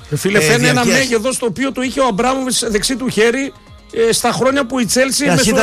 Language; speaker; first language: Greek; native; Greek